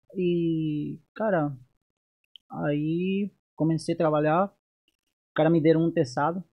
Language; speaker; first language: Portuguese; non-native, fluent; Spanish